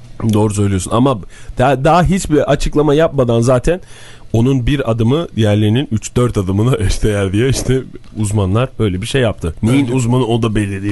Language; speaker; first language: Turkish; native; Turkish